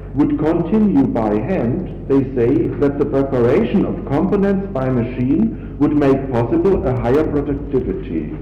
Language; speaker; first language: English; non-native, fluent; German